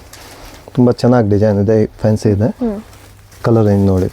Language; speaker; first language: Kannada; non-native, local second language; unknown